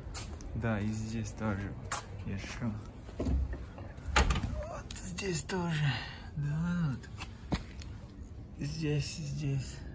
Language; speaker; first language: Russian; early bilingual, heritage; Russian